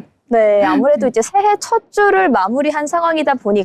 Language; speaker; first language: Korean; native; Korean